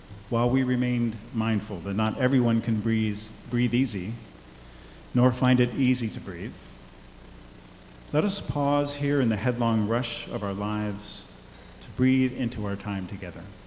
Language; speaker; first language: English; native; English